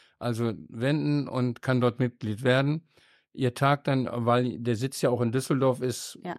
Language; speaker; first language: German; native; German